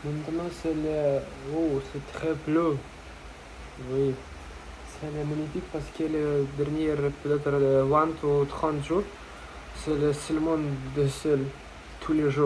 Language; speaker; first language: French; non-native, learner; Russian